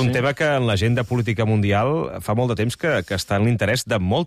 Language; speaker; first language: Catalan; native; Catalan